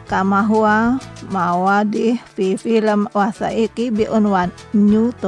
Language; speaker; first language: Arabic; non-native, fluent; Indonesian